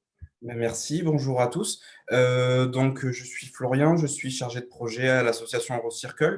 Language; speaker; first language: French; native; French